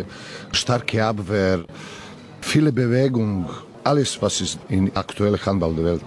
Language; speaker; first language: German; non-native, learner; Serbian